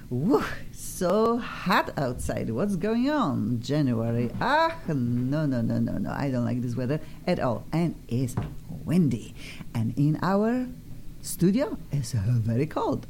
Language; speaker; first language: English; non-native, fluent; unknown